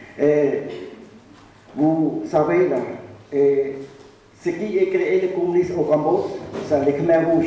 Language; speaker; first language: French; non-native, learner; Khmer